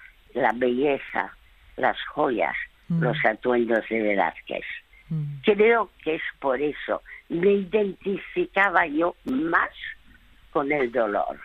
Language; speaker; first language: Spanish; early bilingual, other home language; French